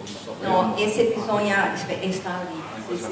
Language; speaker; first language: Italian; non-native, learner; Portuguese